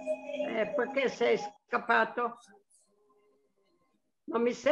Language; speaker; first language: Italian; non-native, local second language; Arabic